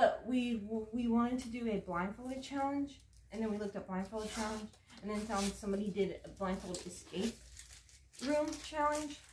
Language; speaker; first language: English; native; English